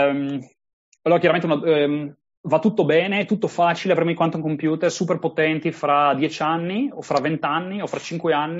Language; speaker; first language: Italian; native; Italian